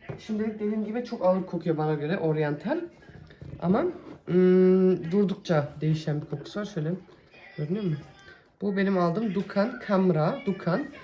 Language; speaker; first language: Turkish; early bilingual, heritage; Turkish